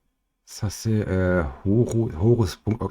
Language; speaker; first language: French; non-native, learner; German